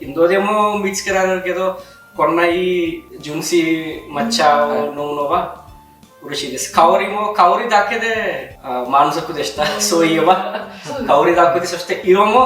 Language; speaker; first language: Japanese; non-native, fluent; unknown